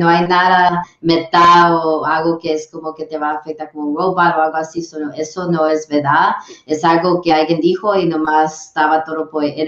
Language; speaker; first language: Spanish; early bilingual, heritage; English